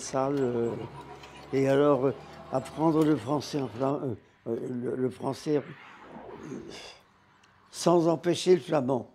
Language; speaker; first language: French; non-native, local second language; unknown